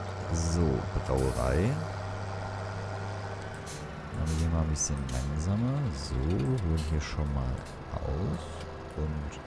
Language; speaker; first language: German; native; German